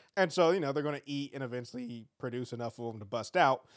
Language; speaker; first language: English; native; English